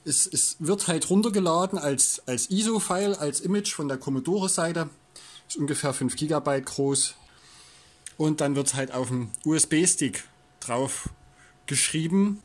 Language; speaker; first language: German; native; German